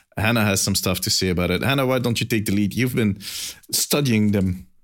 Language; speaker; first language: English; non-native, fluent; Dutch